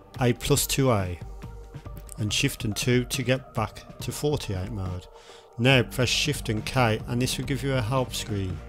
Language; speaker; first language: English; native; English